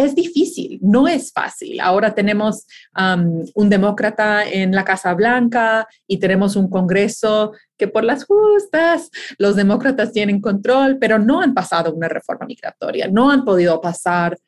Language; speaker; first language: Spanish; early bilingual, heritage; Spanish